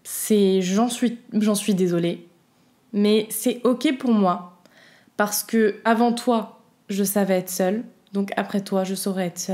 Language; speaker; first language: French; native; French